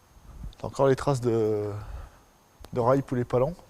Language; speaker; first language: French; native; French